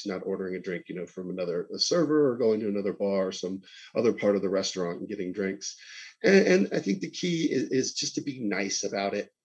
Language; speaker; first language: English; native; English